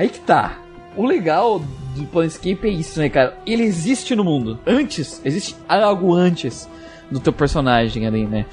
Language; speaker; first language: Portuguese; native; Portuguese